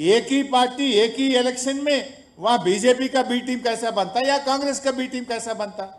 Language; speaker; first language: Hindi; non-native, local second language; Telugu